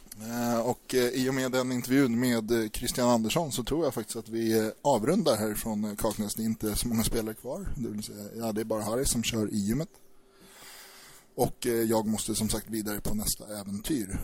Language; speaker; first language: Swedish; native; Swedish